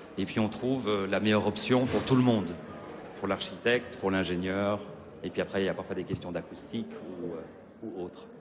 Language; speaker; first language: French; non-native, fluent; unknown